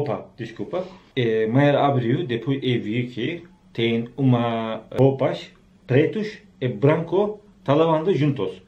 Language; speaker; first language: Portuguese; non-native, learner; Turkish